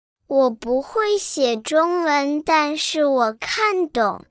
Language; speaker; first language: Chinese; non-native, learner; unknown